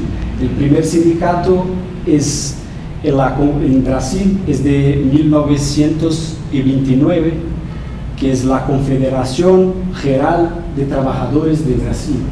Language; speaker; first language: Spanish; non-native, fluent; Portuguese